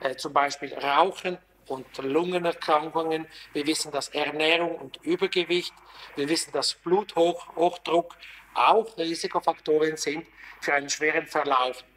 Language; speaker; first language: German; non-native, local second language; Italian